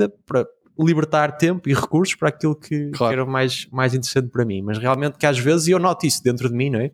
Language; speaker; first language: Portuguese; native; Portuguese